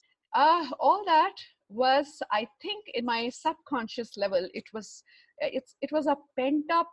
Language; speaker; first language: English; non-native, local second language; Hindi